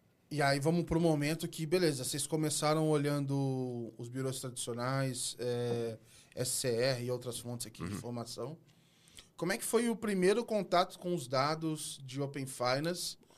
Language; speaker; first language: Portuguese; native; Portuguese